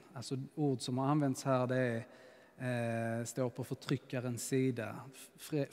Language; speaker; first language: Swedish; native; Swedish